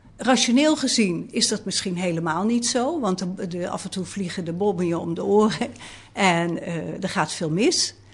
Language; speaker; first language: Dutch; native; Dutch